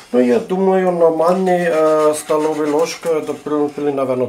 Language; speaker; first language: Russian; non-native, learner; German